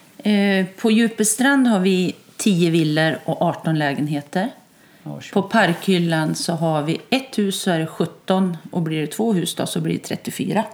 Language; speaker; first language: Swedish; native; Swedish